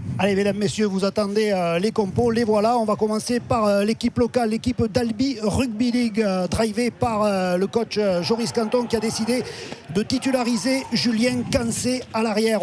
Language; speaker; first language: French; native; French